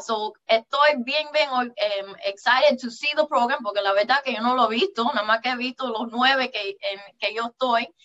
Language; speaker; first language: Spanish; early bilingual, heritage; English